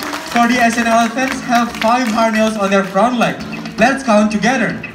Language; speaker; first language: English; non-native, fluent; Indonesian